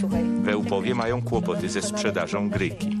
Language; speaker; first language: Polish; native; Polish